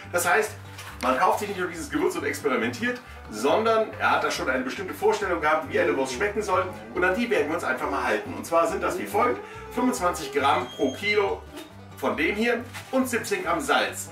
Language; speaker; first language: German; native; German